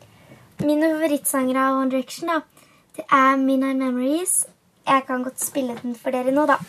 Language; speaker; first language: Norwegian; non-native, local second language; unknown